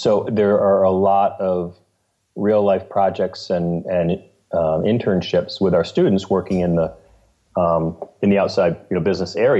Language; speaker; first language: English; native; English